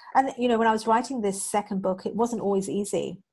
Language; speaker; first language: English; native; English